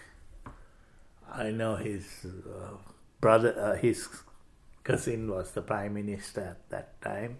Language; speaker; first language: English; non-native, local second language; Sinhala